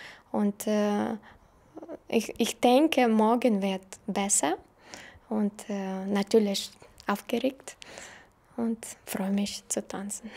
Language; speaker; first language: German; non-native, learner; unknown